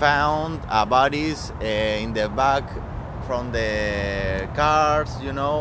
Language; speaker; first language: English; non-native, learner; Spanish